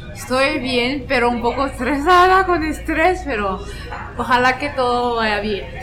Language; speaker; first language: Spanish; non-native, fluent; French